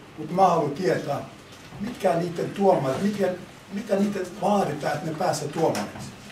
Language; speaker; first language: Finnish; non-native, fluent; Albanian